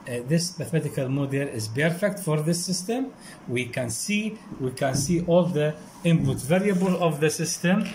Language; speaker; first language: English; non-native, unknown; Arabic